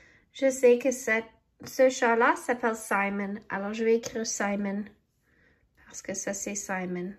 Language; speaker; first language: French; non-native, fluent; English